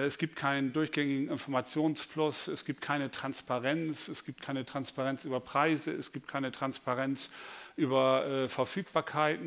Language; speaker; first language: German; native; German